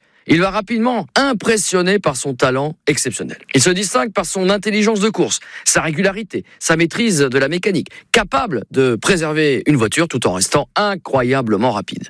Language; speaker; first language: French; native; French